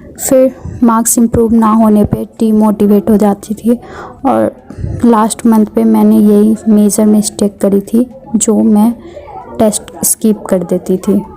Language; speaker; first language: Hindi; native; Hindi